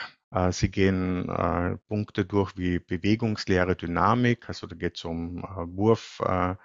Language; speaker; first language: German; native; German